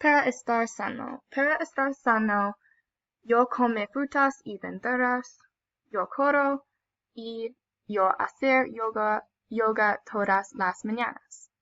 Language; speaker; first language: Spanish; non-native, learner; English